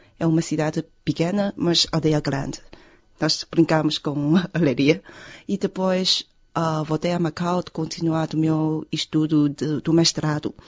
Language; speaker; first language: Portuguese; non-native, fluent; Chinese